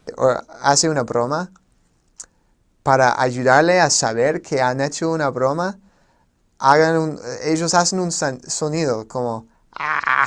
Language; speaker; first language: Spanish; non-native, fluent; English